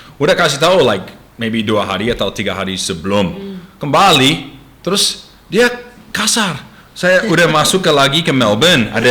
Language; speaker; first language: Indonesian; non-native, learner; English